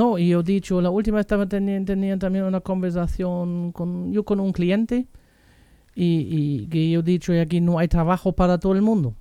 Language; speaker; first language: Spanish; non-native, fluent; German